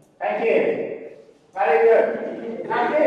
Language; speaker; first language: English; non-native, learner; Vietnamese